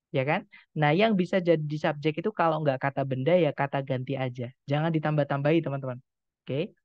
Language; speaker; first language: Indonesian; non-native, local second language; Javanese